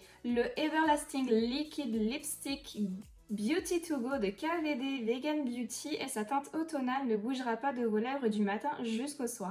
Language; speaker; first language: French; native; French